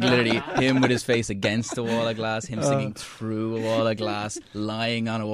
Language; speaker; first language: English; native; English